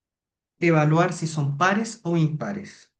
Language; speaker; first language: Spanish; native; Spanish